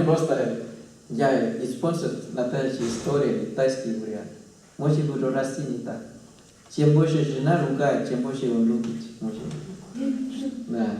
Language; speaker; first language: Russian; non-native, fluent; Thai